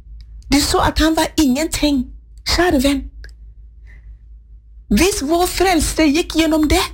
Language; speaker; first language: Norwegian; non-native, fluent; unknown